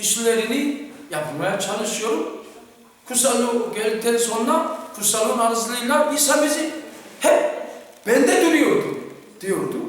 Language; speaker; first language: Turkish; non-native, fluent; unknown